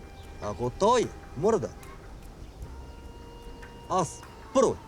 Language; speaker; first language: Bulgarian; non-native, learner; Chinese